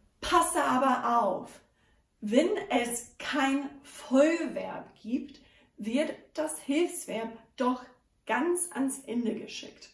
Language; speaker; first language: German; non-native, fluent; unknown